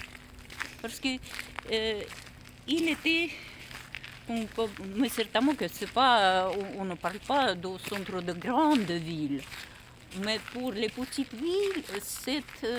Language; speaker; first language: French; non-native, learner; Russian